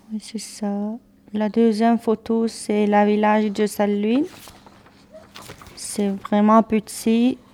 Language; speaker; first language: French; non-native, local second language; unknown